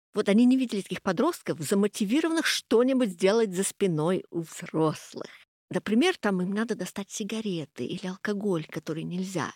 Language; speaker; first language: Russian; non-native, fluent; English